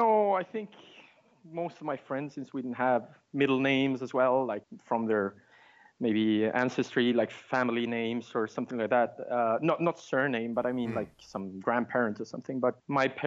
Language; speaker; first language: English; non-native, fluent; Swedish